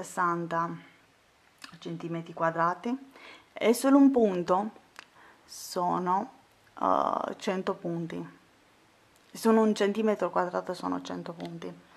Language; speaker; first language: Italian; non-native, fluent; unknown